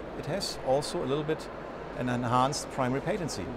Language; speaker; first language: English; non-native, fluent; German